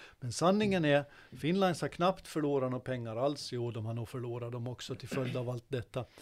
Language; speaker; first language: Swedish; native; Swedish